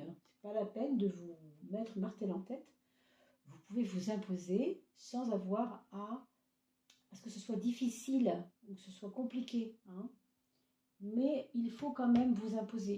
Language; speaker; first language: French; native; French